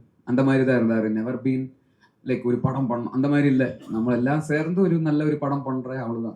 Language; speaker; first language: Tamil; non-native, learner; Malayalam